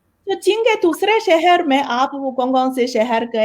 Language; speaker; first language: Hindi; non-native, fluent; Chinese